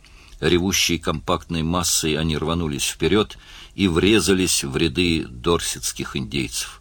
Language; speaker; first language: Russian; native; Russian